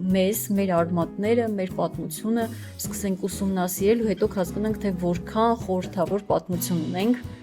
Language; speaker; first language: Armenian; non-native, local second language; Kurdish